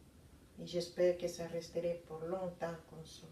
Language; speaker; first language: French; non-native, fluent; Spanish